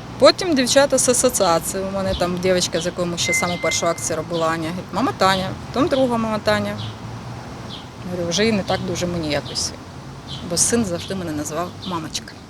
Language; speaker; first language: Ukrainian; non-native, local second language; Russian